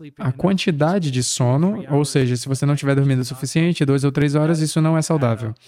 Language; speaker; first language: Portuguese; non-native, fluent; English